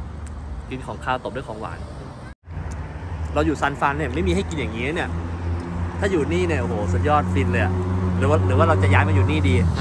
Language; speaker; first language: Thai; native; Thai